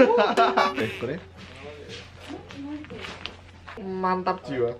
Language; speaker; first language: Japanese; non-native, fluent; Indonesian